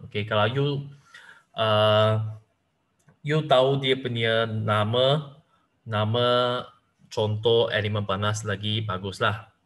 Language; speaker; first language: Malay; non-native, local second language; Chinese